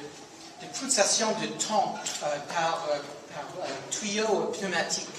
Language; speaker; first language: French; non-native, fluent; English